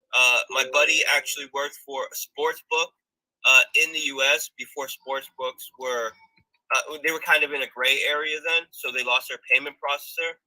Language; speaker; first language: English; native; English